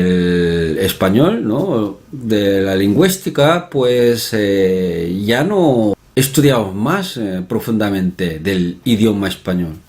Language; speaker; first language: Spanish; non-native, fluent; Korean